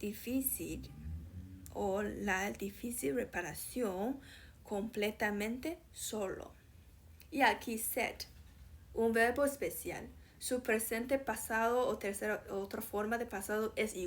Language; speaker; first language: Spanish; non-native, fluent; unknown